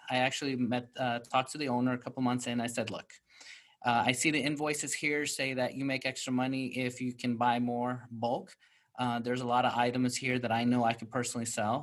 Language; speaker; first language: English; native; English